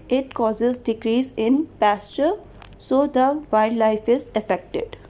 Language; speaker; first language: English; non-native, local second language; Urdu